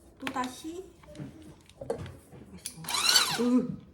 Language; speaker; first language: Korean; native; Korean